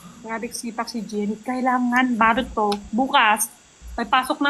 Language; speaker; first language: Filipino; non-native, learner; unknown